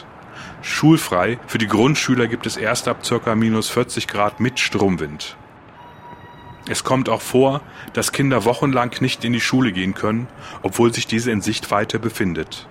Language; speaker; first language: German; native; German